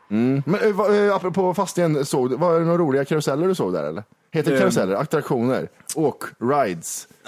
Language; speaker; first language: Swedish; native; Swedish